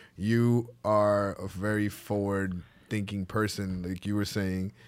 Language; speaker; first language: English; early bilingual, other home language; Spanish